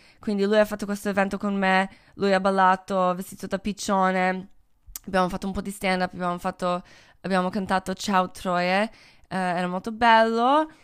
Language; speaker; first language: Italian; non-native, fluent; English